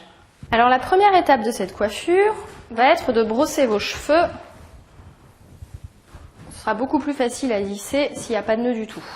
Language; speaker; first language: French; native; French